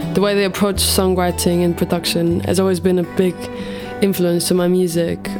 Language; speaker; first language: English; non-native, fluent; Portuguese